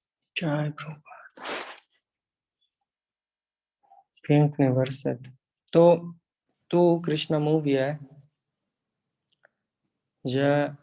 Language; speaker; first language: Polish; non-native, learner; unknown